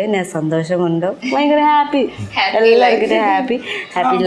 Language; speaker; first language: Malayalam; non-native, learner; Nepali